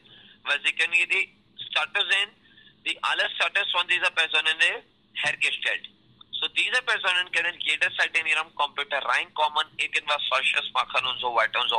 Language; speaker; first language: German; non-native, learner; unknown